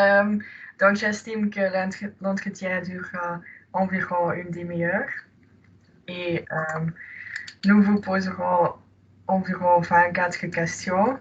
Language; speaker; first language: French; non-native, local second language; Dutch